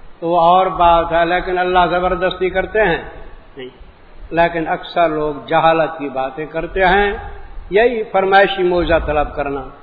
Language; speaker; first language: Urdu; non-native, local second language; Punjabi